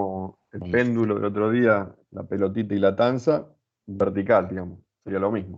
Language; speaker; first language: Spanish; native; Spanish